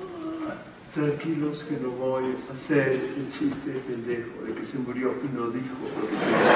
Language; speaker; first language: Spanish; native; Spanish